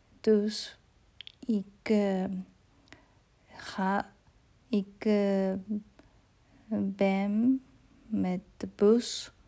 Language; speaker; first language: Dutch; non-native, learner; Arabic